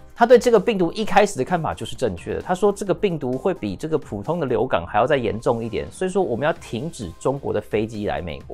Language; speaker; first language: Chinese; native; Chinese